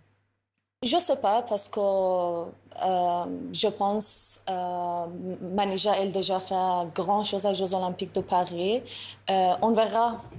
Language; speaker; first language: French; non-native, learner; Persian